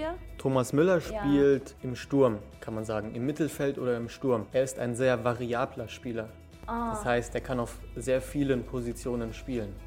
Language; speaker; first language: German; early bilingual, other home language; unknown